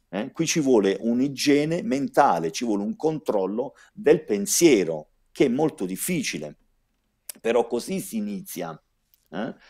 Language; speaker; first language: Italian; early bilingual, heritage; Italian